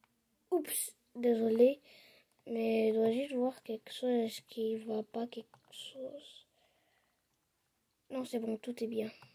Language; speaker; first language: French; non-native, local second language; Arabic